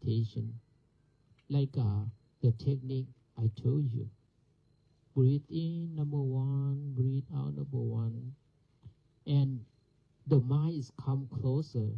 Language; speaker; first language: English; non-native, learner; Thai